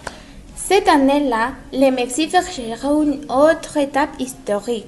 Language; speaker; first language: French; non-native, learner; Spanish